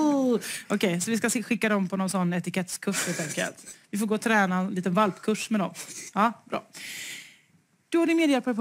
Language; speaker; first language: Swedish; native; Swedish